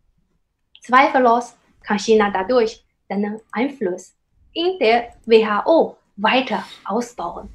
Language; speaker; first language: German; non-native, fluent; Chinese